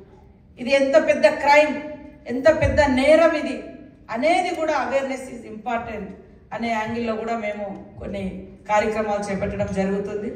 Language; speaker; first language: Telugu; native; Telugu